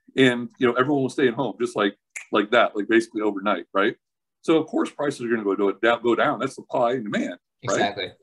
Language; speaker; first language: English; native; English